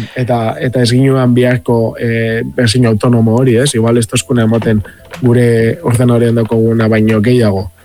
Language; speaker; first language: Basque; native; Basque